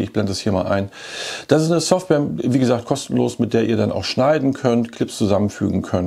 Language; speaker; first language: German; native; German